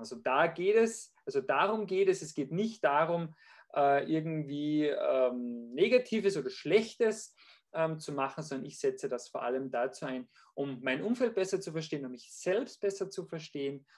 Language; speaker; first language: German; native; German